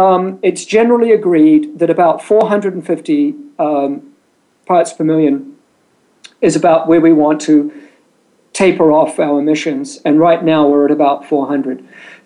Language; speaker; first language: English; native; English